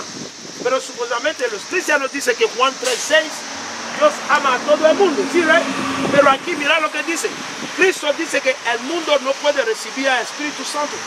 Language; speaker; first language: Spanish; non-native, learner; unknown